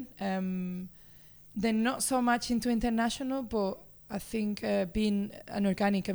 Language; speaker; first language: English; non-native, fluent; Spanish